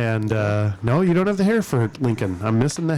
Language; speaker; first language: English; native; English